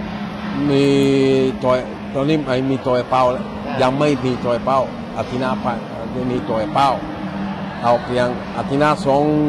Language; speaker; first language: Thai; non-native, learner; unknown